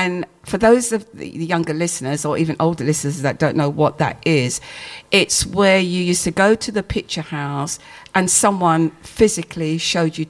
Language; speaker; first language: English; native; English